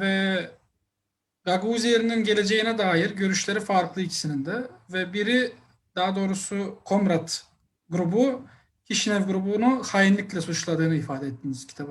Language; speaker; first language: Turkish; native; Turkish